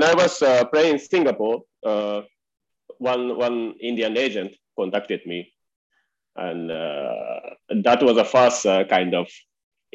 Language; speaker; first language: English; non-native, fluent; Japanese